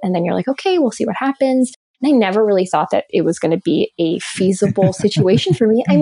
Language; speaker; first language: English; native; English